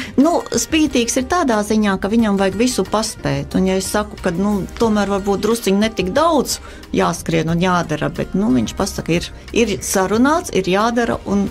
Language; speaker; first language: Latvian; native; Latvian